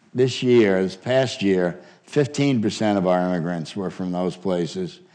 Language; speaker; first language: English; native; English